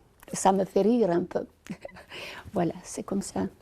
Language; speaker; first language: French; non-native, fluent; Lithuanian